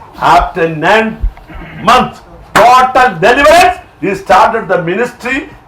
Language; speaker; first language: English; non-native, local second language; Malayalam